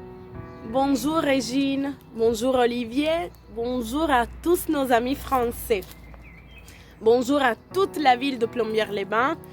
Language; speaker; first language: French; non-native, fluent; Italian